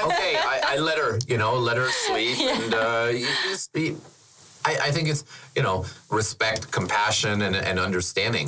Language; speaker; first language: English; non-native, fluent; German